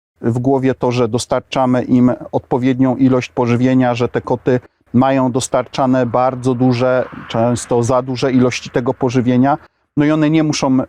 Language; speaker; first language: Polish; native; Polish